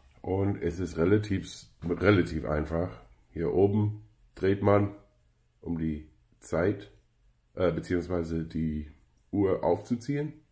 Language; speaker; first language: German; non-native, fluent; English